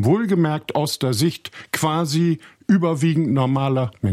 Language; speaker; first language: German; native; German